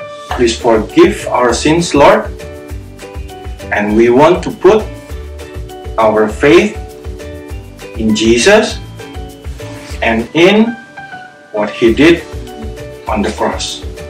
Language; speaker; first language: English; non-native, fluent; Indonesian